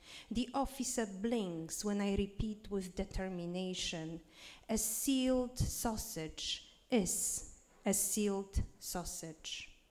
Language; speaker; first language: English; non-native, fluent; Polish